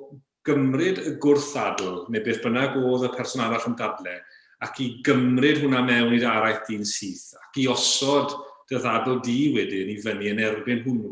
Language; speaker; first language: Welsh; native; Welsh